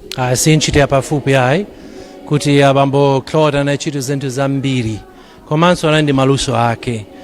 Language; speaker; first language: Nyanja; non-native, fluent; English